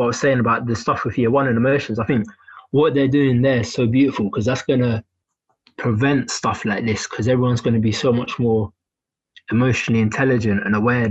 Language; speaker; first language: English; native; English